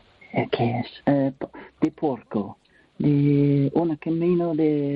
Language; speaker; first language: Spanish; non-native, learner; English